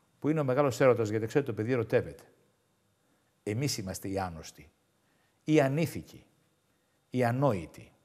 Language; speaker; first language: Greek; native; Greek